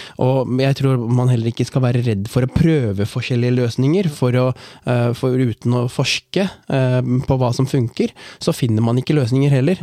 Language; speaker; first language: Norwegian; early bilingual, other home language; Tamil